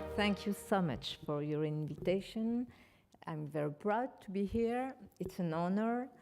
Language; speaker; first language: English; non-native, learner; French